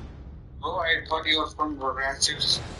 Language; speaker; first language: English; non-native, fluent; Khasi